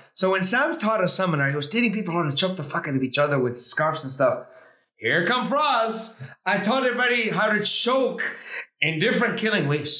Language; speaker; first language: English; early bilingual, heritage; Arabic